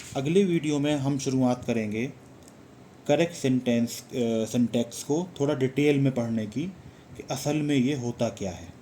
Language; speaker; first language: Hindi; native; Hindi